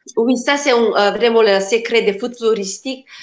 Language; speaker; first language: French; non-native, learner; Macedonian